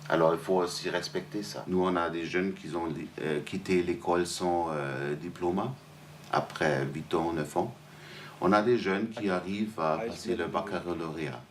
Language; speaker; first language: French; non-native, fluent; German